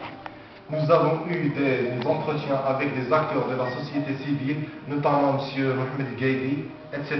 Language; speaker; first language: French; non-native, local second language; Arabic